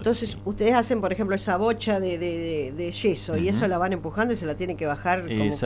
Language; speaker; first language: Spanish; native; Spanish